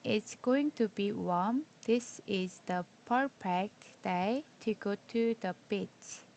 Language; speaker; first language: English; non-native, learner; Korean